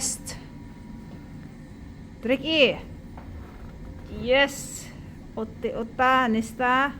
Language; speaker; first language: Swedish; non-native, learner; Filipino